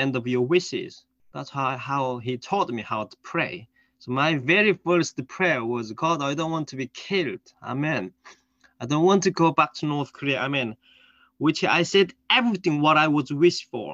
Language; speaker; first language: English; non-native, fluent; Korean